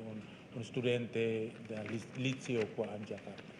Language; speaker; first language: Italian; non-native, learner; Indonesian